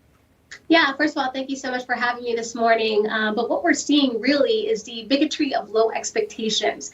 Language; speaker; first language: English; native; English